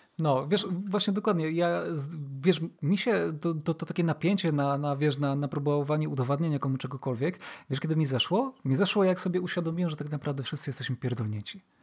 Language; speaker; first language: Polish; native; Polish